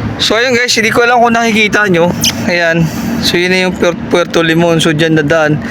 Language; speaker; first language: Filipino; non-native, local second language; Cebuano